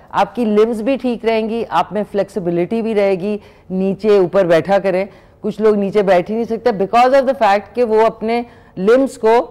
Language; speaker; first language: Urdu; native; Urdu